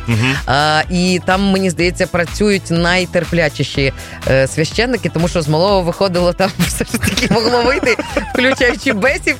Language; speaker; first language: Ukrainian; native; Ukrainian